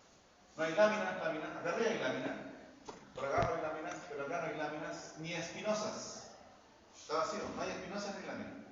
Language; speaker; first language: Spanish; native; Spanish